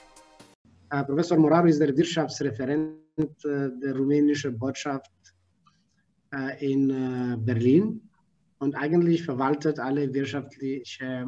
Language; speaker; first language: German; non-native, fluent; Romanian